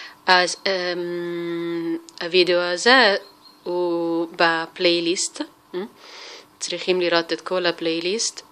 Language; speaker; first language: Hebrew; non-native, fluent; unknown